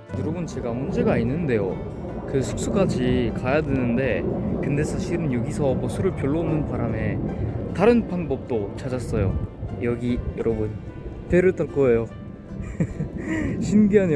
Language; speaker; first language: Korean; non-native, learner; French